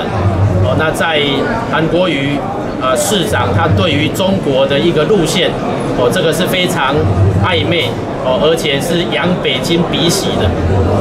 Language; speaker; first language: Chinese; native; Chinese